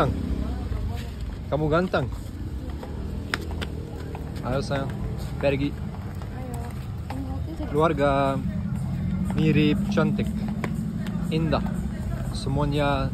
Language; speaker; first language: Indonesian; non-native, learner; Dutch